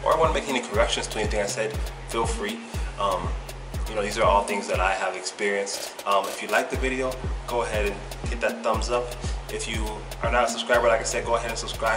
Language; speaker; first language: English; native; English